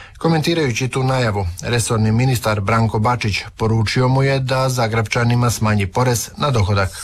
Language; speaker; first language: Croatian; native; Croatian